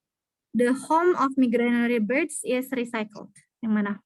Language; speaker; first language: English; non-native, learner; Indonesian